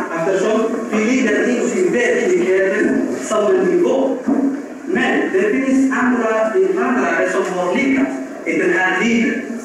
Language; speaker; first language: Swedish; non-native, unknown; Somali